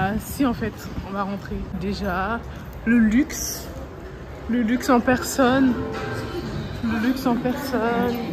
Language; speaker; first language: French; native; French